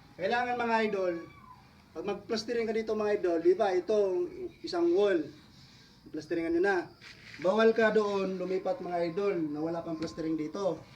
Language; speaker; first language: Filipino; non-native, local second language; Cebuano